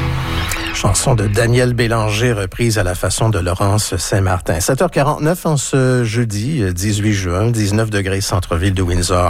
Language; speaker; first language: French; native; French